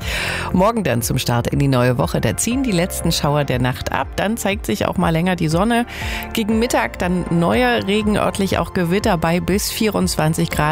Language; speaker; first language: German; native; German